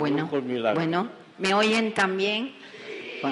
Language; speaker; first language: Spanish; non-native, fluent; French